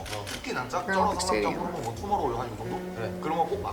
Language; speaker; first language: Korean; native; Korean